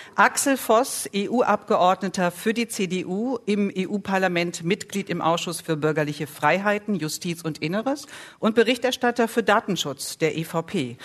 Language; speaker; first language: German; native; German